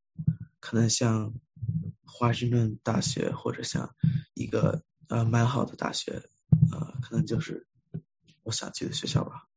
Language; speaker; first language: Chinese; early bilingual, heritage; Chinese